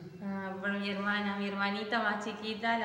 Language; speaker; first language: Spanish; native; Spanish